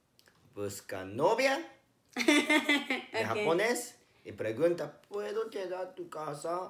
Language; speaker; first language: Spanish; non-native, learner; Japanese